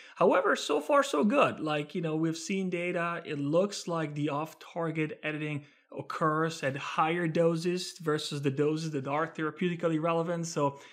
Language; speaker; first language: English; non-native, fluent; Italian